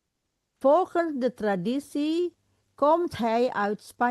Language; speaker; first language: Dutch; non-native, fluent; Indonesian